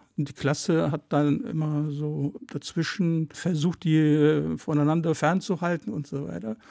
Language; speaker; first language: German; early bilingual, other home language; Turkish